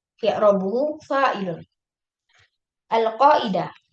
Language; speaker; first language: Arabic; non-native, learner; Indonesian